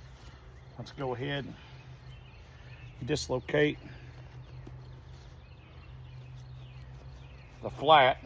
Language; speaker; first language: English; native; English